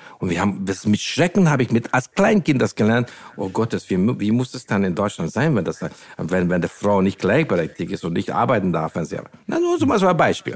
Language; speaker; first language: German; non-native, fluent; Hungarian